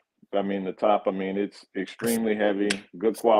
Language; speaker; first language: English; native; English